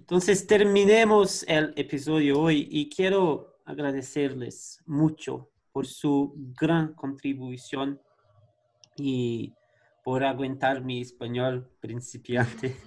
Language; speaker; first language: Spanish; non-native, learner; Portuguese